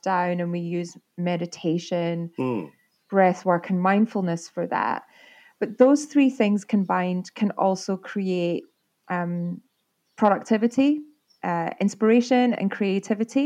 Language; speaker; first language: English; native; English